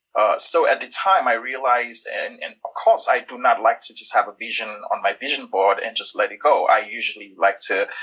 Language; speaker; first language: English; non-native, local second language; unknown